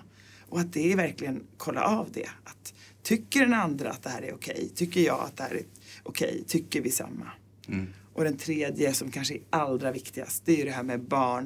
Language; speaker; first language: Swedish; native; Swedish